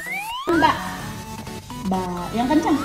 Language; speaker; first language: Indonesian; native; Indonesian